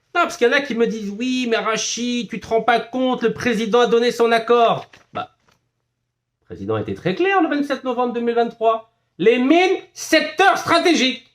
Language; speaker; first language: French; non-native, local second language; Arabic